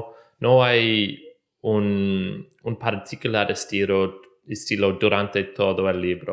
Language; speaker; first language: Spanish; non-native, learner; English